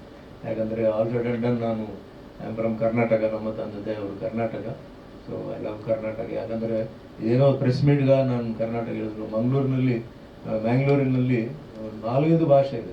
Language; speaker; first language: Kannada; non-native, local second language; Tulu